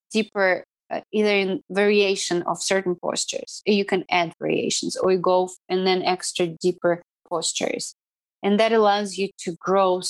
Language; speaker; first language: English; non-native, fluent; Russian